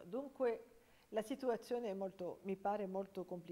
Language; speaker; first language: Italian; non-native, fluent; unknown